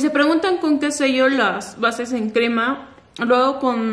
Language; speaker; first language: Spanish; native; Spanish